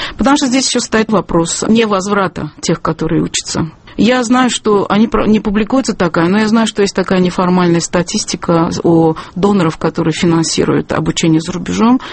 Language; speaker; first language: Russian; non-native, local second language; Azerbaijani